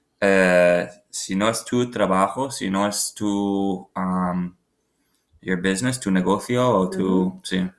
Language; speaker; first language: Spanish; non-native, learner; English